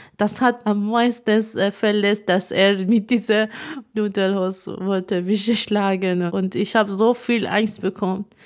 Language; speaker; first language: German; non-native, learner; Persian